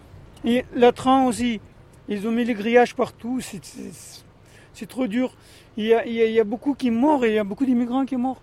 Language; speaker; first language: French; non-native, learner; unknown